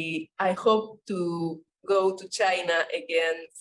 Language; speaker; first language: English; non-native, learner; Spanish